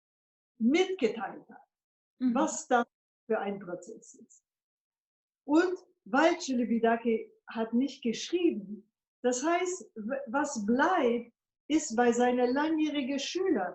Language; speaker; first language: German; non-native, fluent; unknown